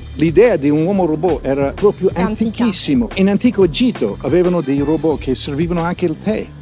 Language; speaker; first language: Italian; non-native, fluent; English